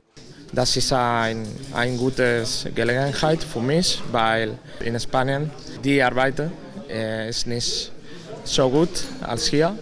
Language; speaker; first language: German; non-native, learner; Spanish